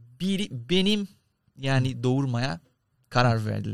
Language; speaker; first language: Turkish; non-native, learner; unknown